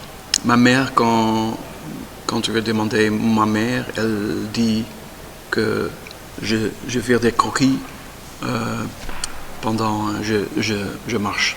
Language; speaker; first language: French; non-native, learner; Dutch